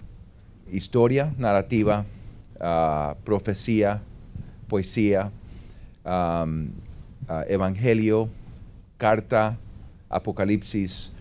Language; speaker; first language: Spanish; early bilingual, heritage; Spanish